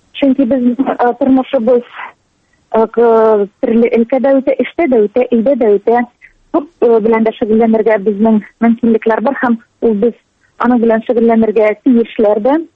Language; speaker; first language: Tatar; native; Tatar